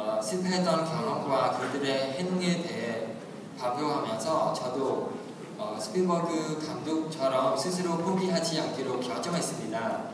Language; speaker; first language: Korean; non-native, learner; Khmer